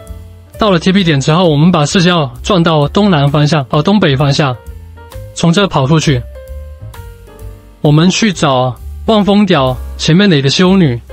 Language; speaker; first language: Chinese; native; Chinese